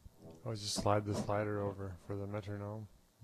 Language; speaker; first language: English; native; English